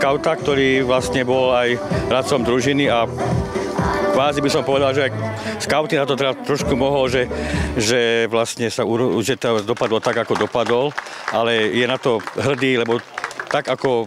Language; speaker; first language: Slovak; native; Slovak